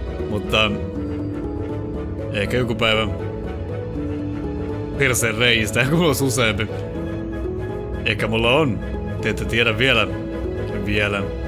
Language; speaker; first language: Finnish; native; Finnish